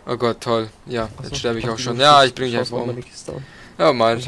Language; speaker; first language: German; native; German